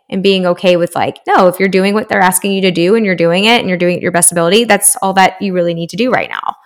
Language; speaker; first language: English; native; English